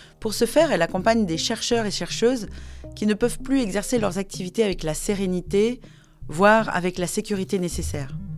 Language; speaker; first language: French; native; French